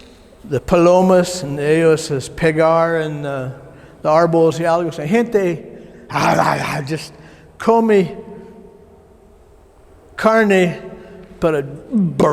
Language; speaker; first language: Spanish; non-native, learner; English